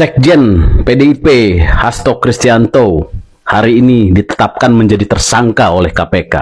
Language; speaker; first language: Indonesian; native; Indonesian